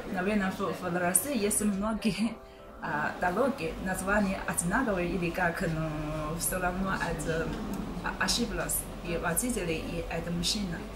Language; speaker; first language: Russian; non-native, learner; Chinese